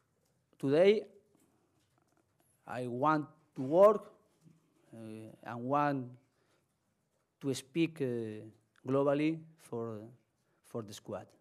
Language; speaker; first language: English; non-native, learner; Spanish